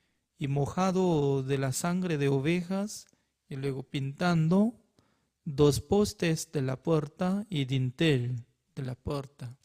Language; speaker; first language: Spanish; non-native, fluent; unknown